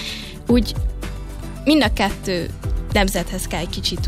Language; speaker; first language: Hungarian; early bilingual, heritage; Hungarian